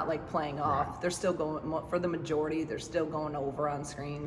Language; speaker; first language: English; native; English